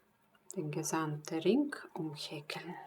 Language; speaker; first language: German; non-native, fluent; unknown